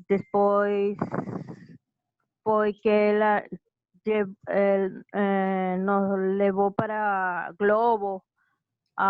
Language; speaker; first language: Portuguese; non-native, learner; Spanish